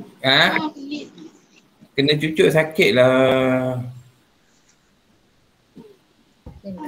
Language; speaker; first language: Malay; non-native, local second language; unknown